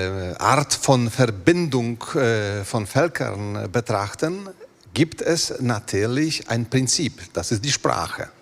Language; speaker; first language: German; non-native, fluent; Polish